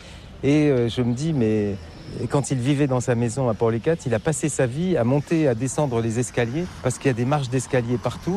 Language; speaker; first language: French; native; French